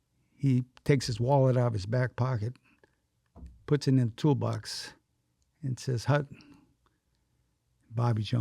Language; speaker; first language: English; native; English